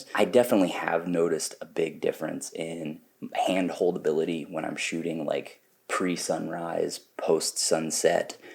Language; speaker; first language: English; native; English